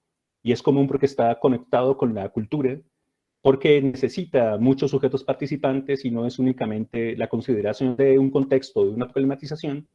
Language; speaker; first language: Spanish; native; Spanish